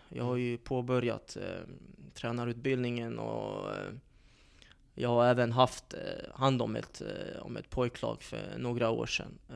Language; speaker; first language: Swedish; early bilingual, other home language; Bosnian